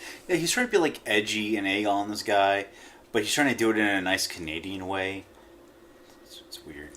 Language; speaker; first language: English; native; English